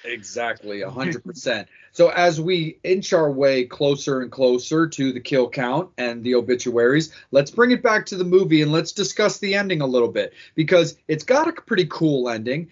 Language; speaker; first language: English; native; English